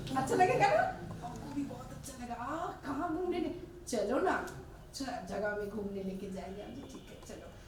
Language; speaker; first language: Hindi; non-native, local second language; Bangla